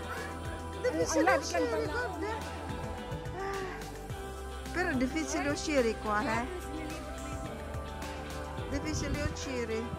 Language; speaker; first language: Italian; non-native, fluent; Filipino